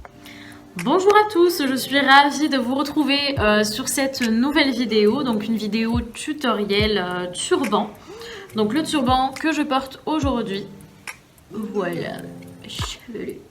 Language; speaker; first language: French; native; French